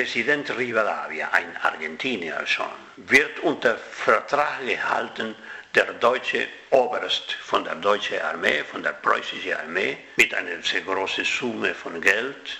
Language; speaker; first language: German; non-native, fluent; Spanish